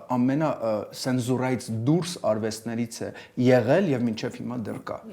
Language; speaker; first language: Armenian; early bilingual, heritage; Armenian